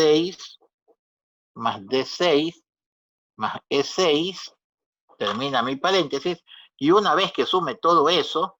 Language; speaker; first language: Spanish; native; Spanish